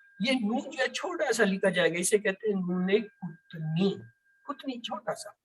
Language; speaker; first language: Urdu; native; Urdu